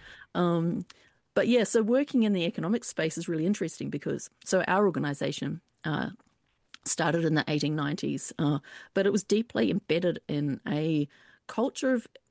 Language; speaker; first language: English; native; English